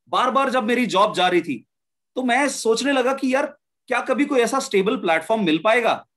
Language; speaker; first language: Hindi; native; Hindi